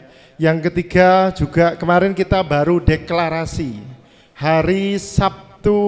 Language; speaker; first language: Indonesian; native; Indonesian